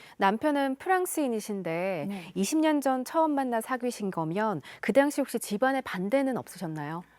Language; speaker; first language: Korean; native; Korean